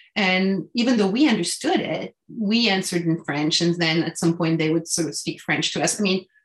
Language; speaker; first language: English; non-native, fluent; French